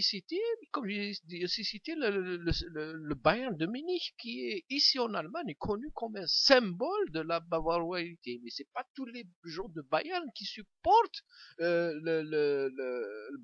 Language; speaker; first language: French; non-native, local second language; Kabyle